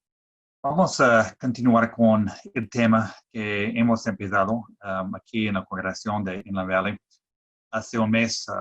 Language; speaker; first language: Spanish; non-native, fluent; English